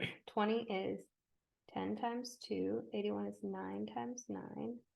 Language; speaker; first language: English; native; English